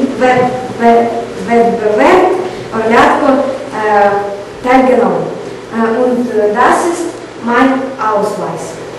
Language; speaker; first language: German; non-native, learner; Ukrainian